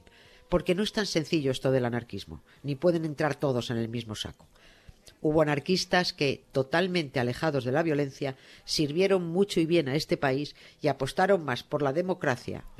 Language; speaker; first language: Spanish; native; Spanish